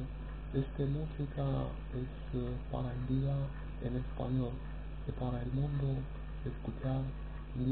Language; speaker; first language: Spanish; non-native, learner; Romanian